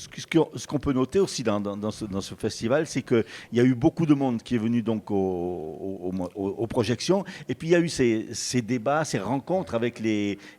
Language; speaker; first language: French; native; French